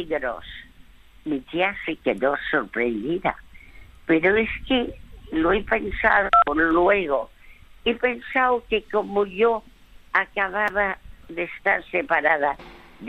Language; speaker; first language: Spanish; early bilingual, other home language; French